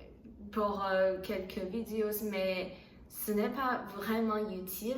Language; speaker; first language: French; non-native, learner; Chinese